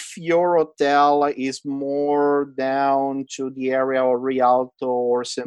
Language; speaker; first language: English; non-native, fluent; Italian